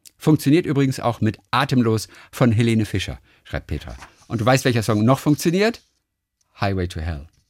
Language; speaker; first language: German; native; German